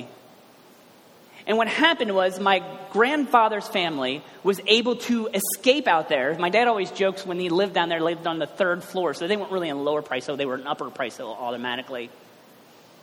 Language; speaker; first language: English; native; English